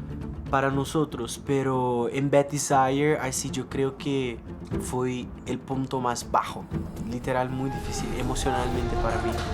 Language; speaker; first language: Spanish; non-native, fluent; Portuguese